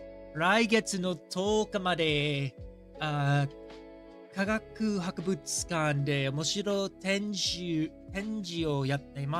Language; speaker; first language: Japanese; non-native, learner; English